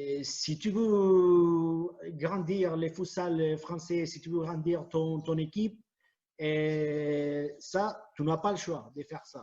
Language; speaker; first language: French; non-native, fluent; Spanish